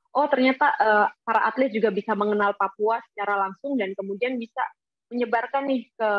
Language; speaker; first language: Indonesian; native; Indonesian